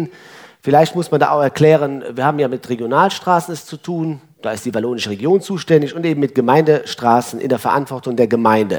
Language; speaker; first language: German; native; German